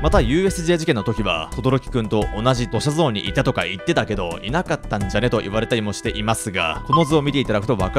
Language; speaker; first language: Japanese; native; Japanese